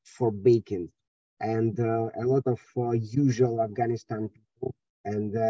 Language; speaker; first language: English; non-native, learner; Russian